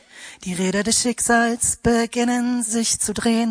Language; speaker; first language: German; native; German